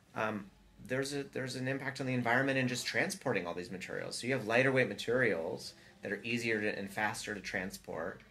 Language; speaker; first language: English; native; English